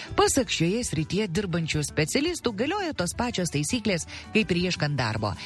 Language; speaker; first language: Lithuanian; native; Lithuanian